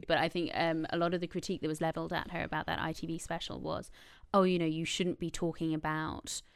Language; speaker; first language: English; native; English